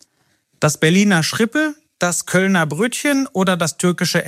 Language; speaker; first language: German; native; German